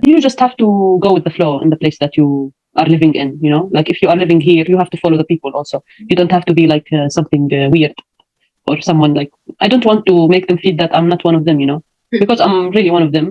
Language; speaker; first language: English; non-native, fluent; Arabic